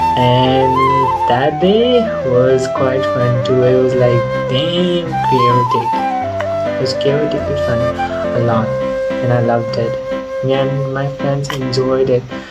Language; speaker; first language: English; non-native, local second language; Nepali